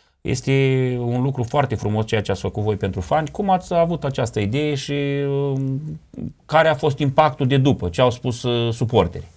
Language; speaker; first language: Romanian; native; Romanian